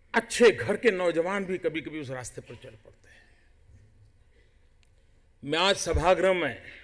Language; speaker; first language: Hindi; non-native, local second language; Gujarati